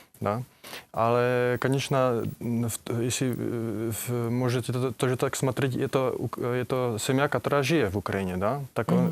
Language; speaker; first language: Russian; non-native, learner; Czech